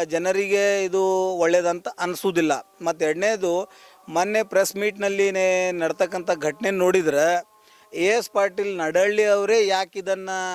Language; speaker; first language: Kannada; native; Kannada